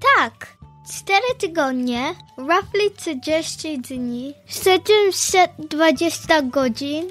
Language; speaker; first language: Polish; early bilingual, heritage; Polish